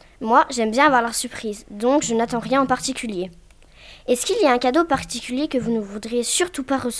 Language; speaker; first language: French; native; French